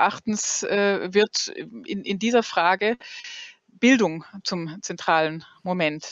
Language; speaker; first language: German; native; German